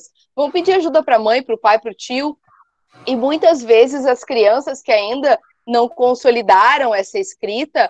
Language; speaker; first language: Portuguese; native; Portuguese